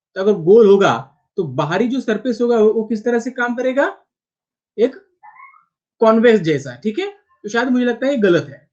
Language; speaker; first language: Hindi; non-native, local second language; Marathi